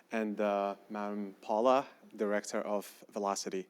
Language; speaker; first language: English; non-native, fluent; Arabic